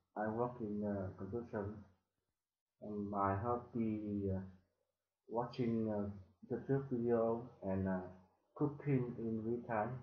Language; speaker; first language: English; non-native, learner; Vietnamese